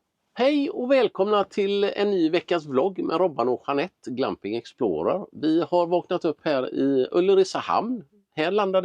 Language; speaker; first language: Swedish; native; Swedish